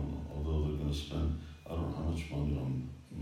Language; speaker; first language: English; native; English